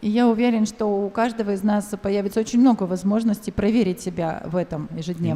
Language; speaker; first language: Russian; native; Russian